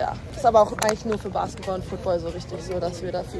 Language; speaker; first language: German; native; German